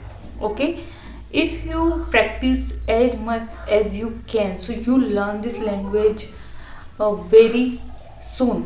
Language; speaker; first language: English; non-native, learner; Hindi